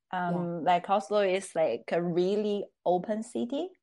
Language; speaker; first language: English; non-native, fluent; Chinese